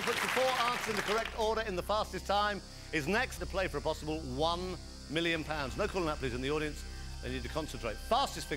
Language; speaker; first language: English; native; English